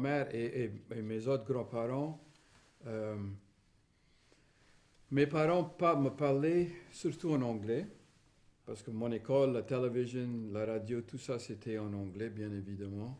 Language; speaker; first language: French; non-native, local second language; English